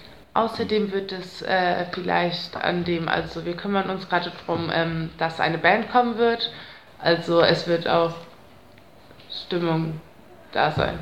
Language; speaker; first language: German; native; German